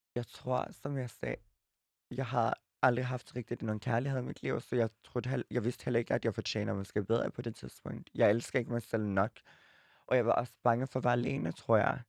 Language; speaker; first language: Danish; early bilingual, other home language; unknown